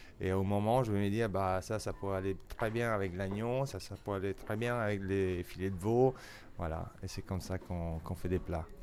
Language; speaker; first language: French; non-native, fluent; Italian